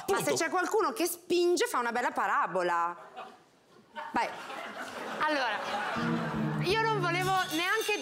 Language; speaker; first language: Italian; native; Italian